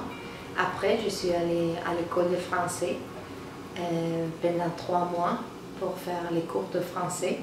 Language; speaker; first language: French; non-native, learner; Spanish